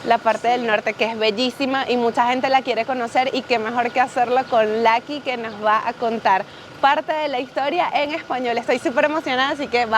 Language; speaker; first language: Spanish; native; Spanish